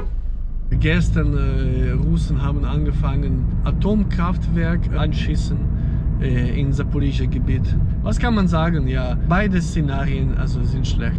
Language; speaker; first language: German; non-native, fluent; Ukrainian